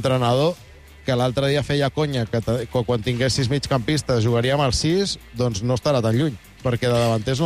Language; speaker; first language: Catalan; native; Catalan